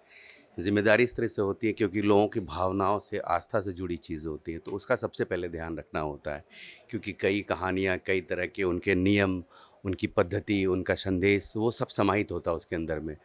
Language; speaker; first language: Hindi; native; Hindi